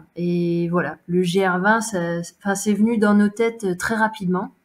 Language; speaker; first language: French; native; French